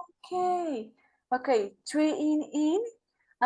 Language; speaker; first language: English; non-native, learner; Spanish